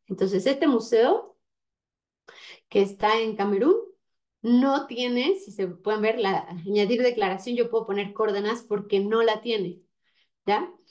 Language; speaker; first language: Spanish; native; Spanish